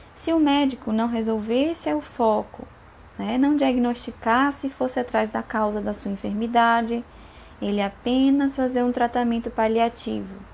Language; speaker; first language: Portuguese; native; Portuguese